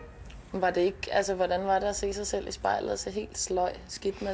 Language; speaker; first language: Danish; native; Danish